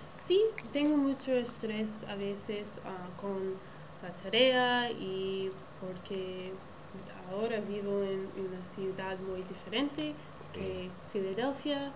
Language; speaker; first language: Spanish; non-native, learner; English